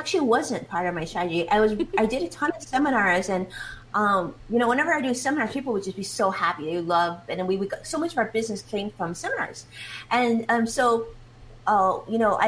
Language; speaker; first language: English; early bilingual, other home language; Chinese